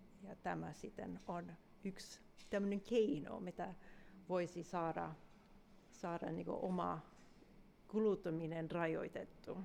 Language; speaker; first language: Finnish; non-native, fluent; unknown